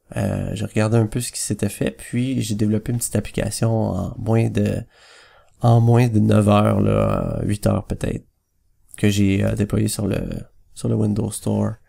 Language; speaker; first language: French; native; French